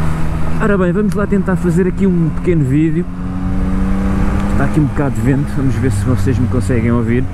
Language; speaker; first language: Portuguese; native; Portuguese